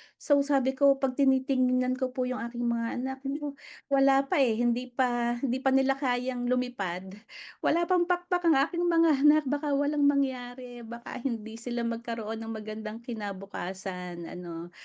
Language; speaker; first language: Filipino; native; Filipino